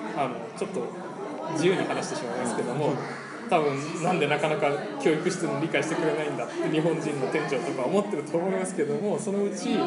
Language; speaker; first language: Japanese; early bilingual, other home language; Spanish